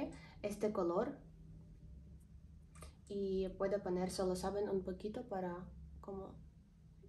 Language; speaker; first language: Spanish; non-native, learner; Ukrainian